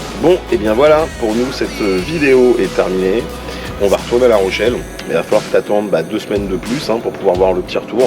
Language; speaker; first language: French; native; French